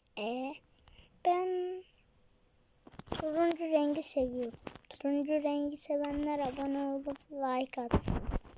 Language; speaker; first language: Turkish; native; Turkish